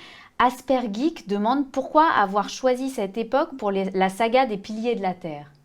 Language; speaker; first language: French; native; French